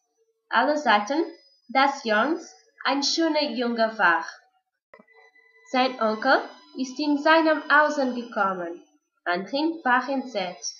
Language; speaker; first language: German; non-native, learner; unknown